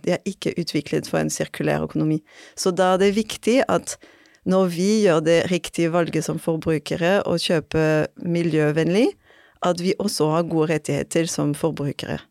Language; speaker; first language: Norwegian; non-native, fluent; French